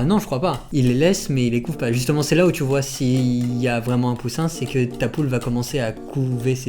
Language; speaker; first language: French; native; French